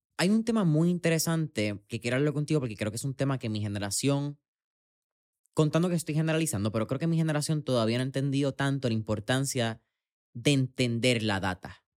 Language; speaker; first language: Spanish; native; Spanish